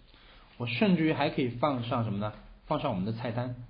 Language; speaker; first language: Chinese; native; Chinese